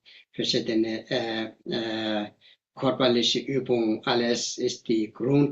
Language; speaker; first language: German; non-native, fluent; Tibetan